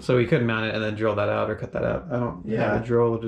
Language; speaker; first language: English; native; English